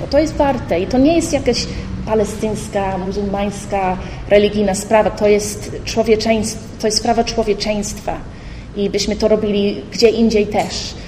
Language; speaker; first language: Polish; early bilingual, heritage; Polish